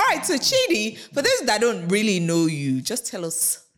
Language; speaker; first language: English; non-native, local second language; Yoruba